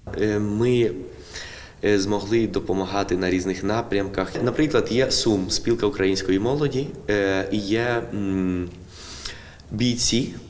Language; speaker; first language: Ukrainian; early bilingual, heritage; Ukrainian